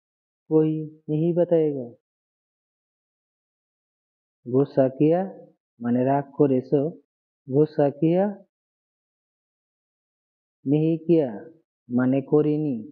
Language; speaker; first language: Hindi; non-native, learner; Bangla